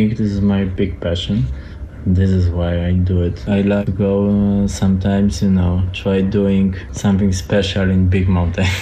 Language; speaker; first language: English; non-native, learner; Polish